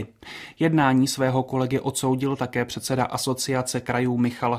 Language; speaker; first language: Czech; native; Czech